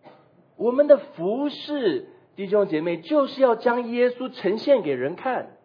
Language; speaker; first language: Chinese; native; Chinese